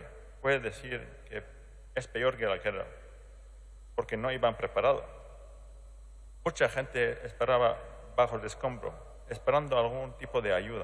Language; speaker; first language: Spanish; non-native, fluent; Arabic